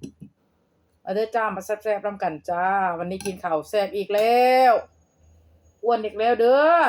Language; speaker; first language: Thai; non-native, local second language; Lao